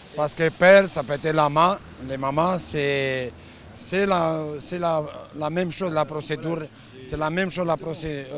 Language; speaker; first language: French; non-native, learner; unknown